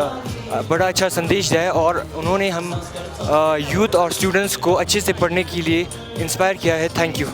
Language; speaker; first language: Hindi; non-native, local second language; Ladakhi